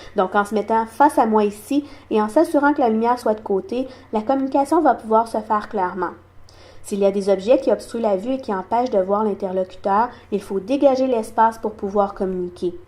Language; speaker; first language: French; non-native, local second language; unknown